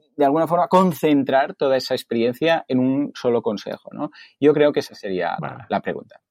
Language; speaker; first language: Spanish; native; Spanish